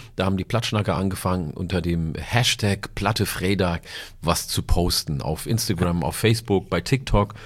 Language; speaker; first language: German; early bilingual, other home language; Oromo